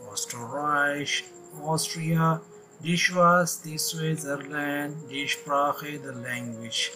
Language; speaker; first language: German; non-native, fluent; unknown